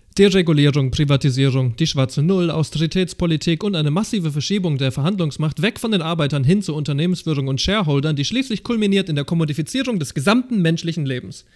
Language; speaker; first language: German; native; German